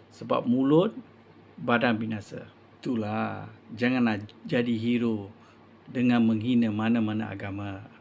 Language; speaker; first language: Malay; non-native, local second language; Tamil